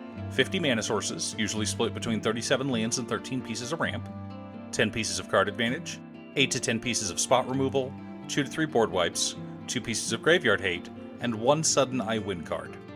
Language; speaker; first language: English; native; English